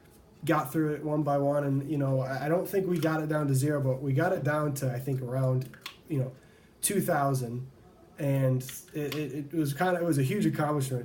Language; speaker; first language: English; native; English